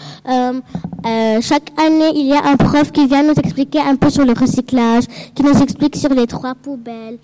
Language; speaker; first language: French; non-native, local second language; Arabic